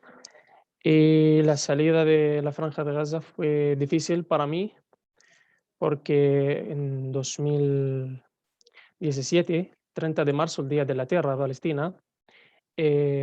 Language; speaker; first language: Spanish; non-native, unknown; Arabic